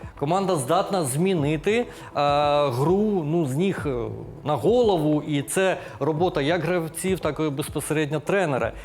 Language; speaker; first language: Ukrainian; native; Ukrainian